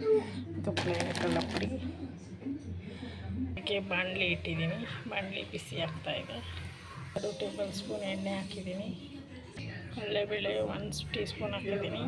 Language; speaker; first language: Kannada; native; Kannada